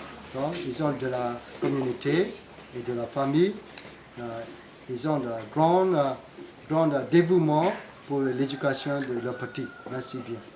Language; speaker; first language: French; non-native, learner; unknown